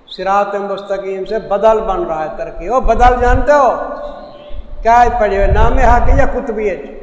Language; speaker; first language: Urdu; non-native, local second language; Saraiki